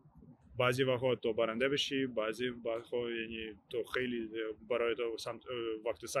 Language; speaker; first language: Persian; non-native, learner; Ukrainian